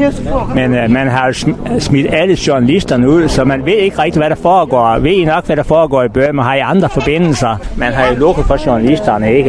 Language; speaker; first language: Danish; native; Danish